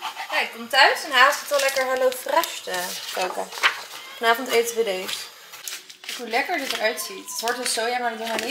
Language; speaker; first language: Dutch; native; Dutch